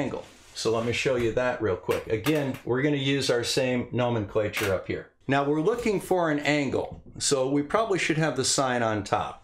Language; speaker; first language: English; native; English